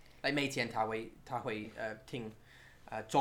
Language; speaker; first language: Chinese; non-native, learner; English